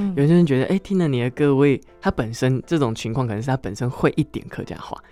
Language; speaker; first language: Chinese; non-native, local second language; Hakka Chinese